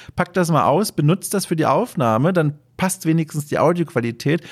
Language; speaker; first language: German; native; German